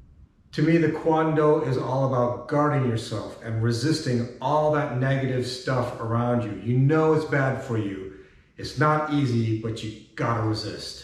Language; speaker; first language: English; native; English